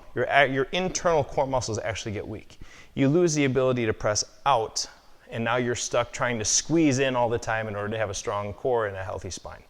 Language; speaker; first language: English; native; English